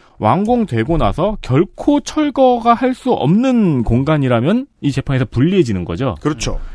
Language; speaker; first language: Korean; native; Korean